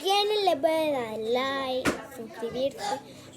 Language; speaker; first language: Spanish; native; Spanish